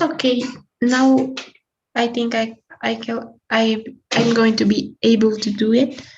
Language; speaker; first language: English; non-native, learner; Spanish